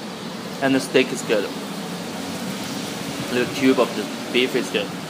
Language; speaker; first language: English; non-native, fluent; Chinese